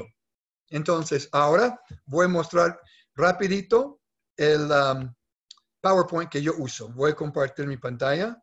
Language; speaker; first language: Spanish; non-native, fluent; English